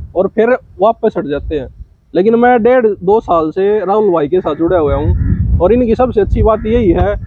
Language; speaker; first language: Hindi; native; Hindi